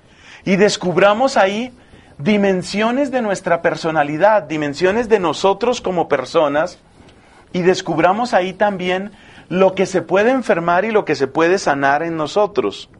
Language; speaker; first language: Spanish; native; Spanish